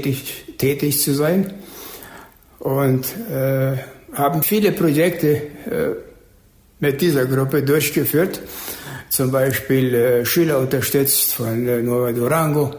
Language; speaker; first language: German; early bilingual, heritage; German